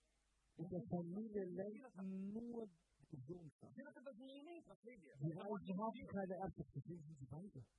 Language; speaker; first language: German; non-native, fluent; Russian